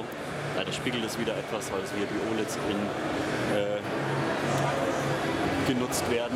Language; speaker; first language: German; native; German